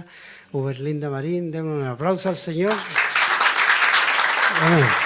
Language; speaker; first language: Spanish; native; Spanish